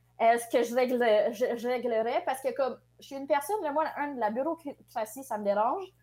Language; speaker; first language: French; early bilingual, other home language; Tamil